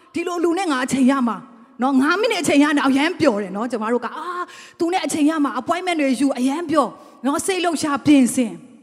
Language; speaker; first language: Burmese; non-native, local second language; Tedim Chin